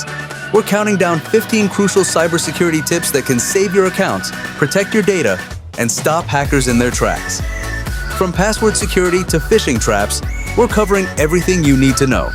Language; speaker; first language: English; native; English